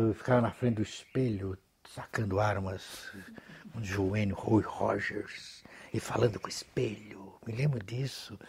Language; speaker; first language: Portuguese; native; Portuguese